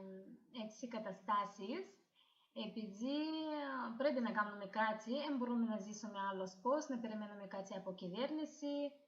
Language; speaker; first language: Greek; non-native, fluent; Russian